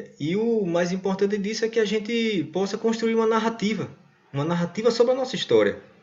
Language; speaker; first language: Portuguese; native; Portuguese